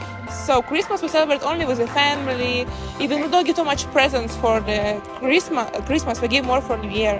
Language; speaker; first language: English; non-native, learner; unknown